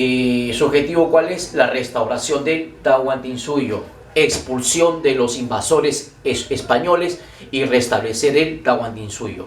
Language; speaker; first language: Spanish; native; Spanish